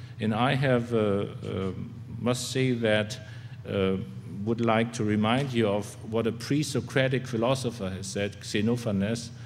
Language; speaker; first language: English; non-native, fluent; German